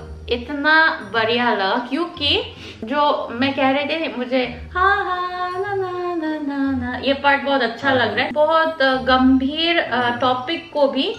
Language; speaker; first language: Hindi; non-native, learner; Korean